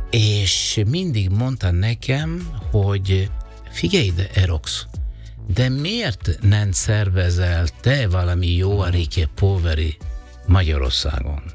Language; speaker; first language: Hungarian; non-native, learner; Italian